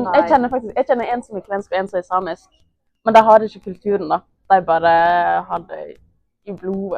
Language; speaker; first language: Norwegian; native; Norwegian